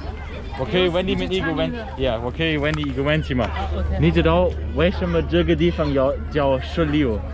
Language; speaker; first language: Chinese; non-native, learner; German